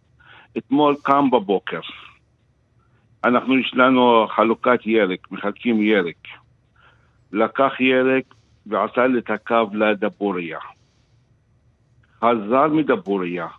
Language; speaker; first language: Hebrew; non-native, local second language; Arabic